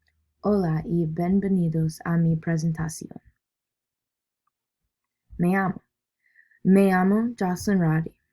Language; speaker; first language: Spanish; non-native, learner; English